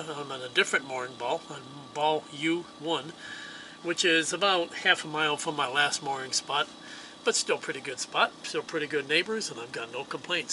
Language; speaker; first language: English; native; English